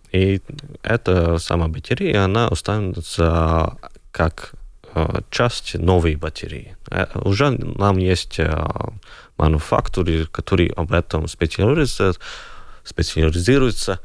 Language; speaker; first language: Russian; non-native, local second language; Latvian